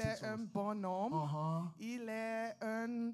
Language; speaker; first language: French; non-native, learner; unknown